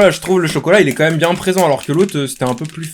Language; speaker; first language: French; native; French